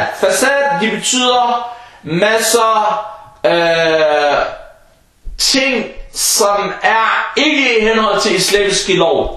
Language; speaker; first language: Danish; early bilingual, other home language; Arabic